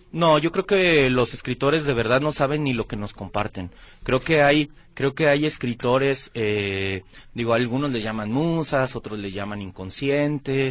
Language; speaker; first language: Spanish; native; Spanish